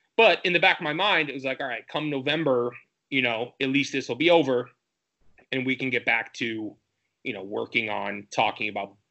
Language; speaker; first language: English; native; English